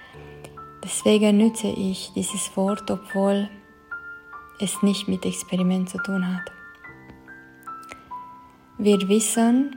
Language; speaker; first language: German; non-native, fluent; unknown